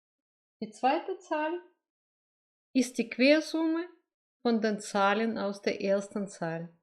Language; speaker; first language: German; non-native, fluent; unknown